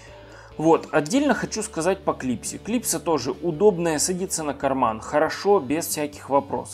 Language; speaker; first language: Russian; native; Russian